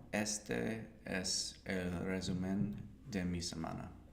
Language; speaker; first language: Spanish; non-native, learner; English